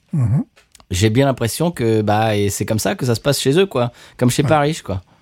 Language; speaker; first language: French; native; French